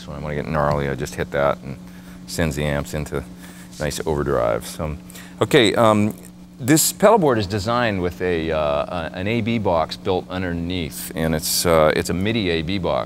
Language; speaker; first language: English; native; English